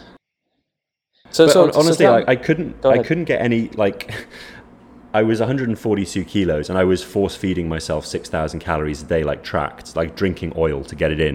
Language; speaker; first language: English; native; English